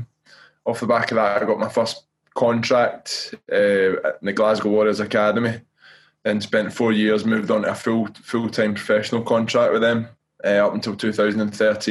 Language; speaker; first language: English; native; English